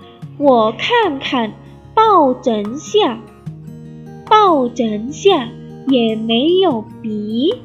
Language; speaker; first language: Chinese; non-native, fluent; Indonesian